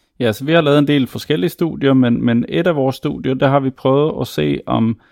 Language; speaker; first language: Danish; native; Danish